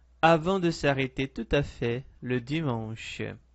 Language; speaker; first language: French; non-native, fluent; Portuguese